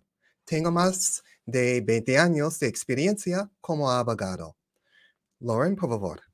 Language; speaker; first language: Spanish; non-native, fluent; English